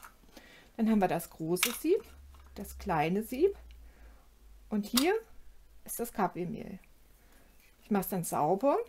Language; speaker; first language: German; native; German